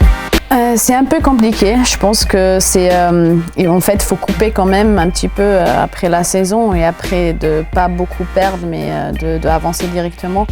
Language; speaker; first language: French; non-native, local second language; German